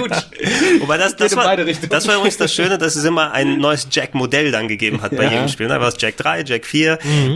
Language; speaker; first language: German; native; German